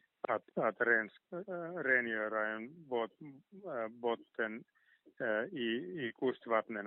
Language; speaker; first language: Swedish; non-native, local second language; Finnish